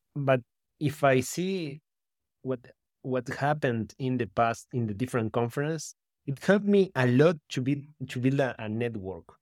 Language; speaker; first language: English; non-native, fluent; Spanish